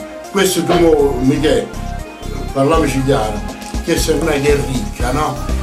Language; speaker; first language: Italian; native; Italian